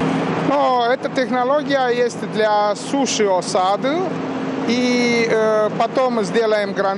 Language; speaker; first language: Russian; non-native, learner; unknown